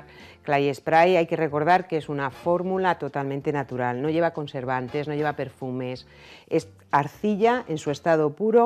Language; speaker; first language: Spanish; native; Spanish